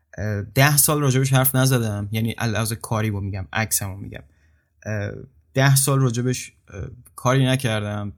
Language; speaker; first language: Persian; native; Persian